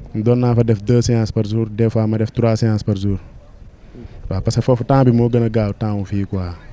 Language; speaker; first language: Wolof; native; Wolof